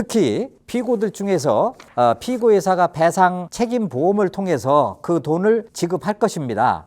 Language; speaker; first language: Korean; native; Korean